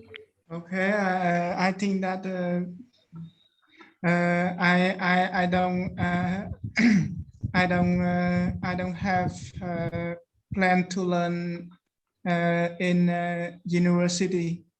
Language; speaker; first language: English; non-native, learner; Khmer